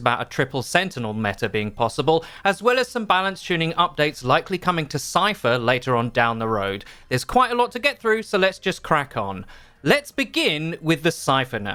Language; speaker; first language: English; native; English